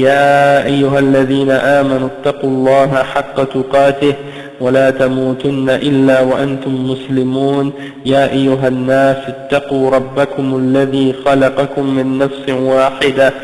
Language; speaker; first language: Arabic; non-native, fluent; French